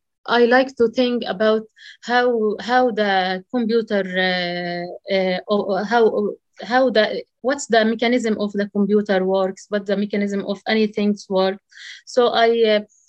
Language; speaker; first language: English; non-native, learner; Arabic